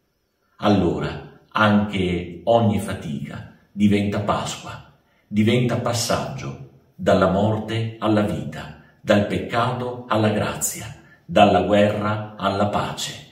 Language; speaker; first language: Italian; native; Italian